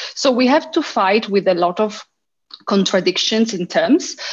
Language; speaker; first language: English; early bilingual, heritage; Italian